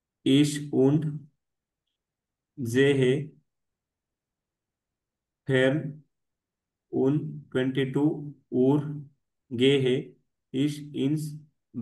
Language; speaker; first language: German; non-native, learner; Marathi